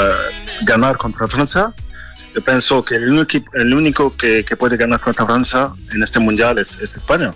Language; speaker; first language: Spanish; non-native, fluent; French